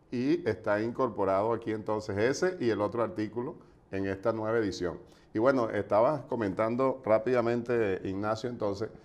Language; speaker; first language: Spanish; native; Spanish